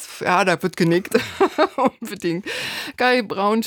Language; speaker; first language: German; native; German